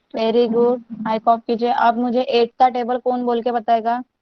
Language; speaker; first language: Hindi; non-native, local second language; Marathi